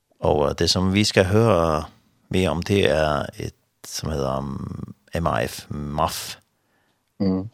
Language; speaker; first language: Danish; non-native, learner; Faroese